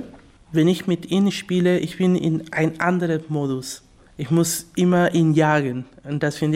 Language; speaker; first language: German; non-native, fluent; Spanish